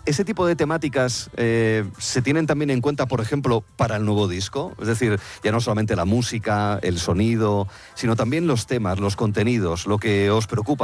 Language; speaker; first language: Spanish; native; Spanish